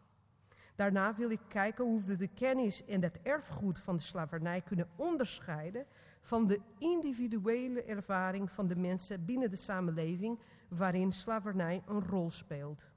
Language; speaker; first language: Dutch; non-native, fluent; Portuguese